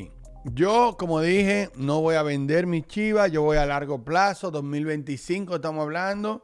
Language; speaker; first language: Spanish; native; Spanish